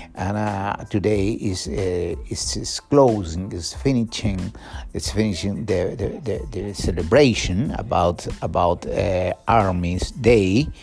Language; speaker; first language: English; non-native, learner; Spanish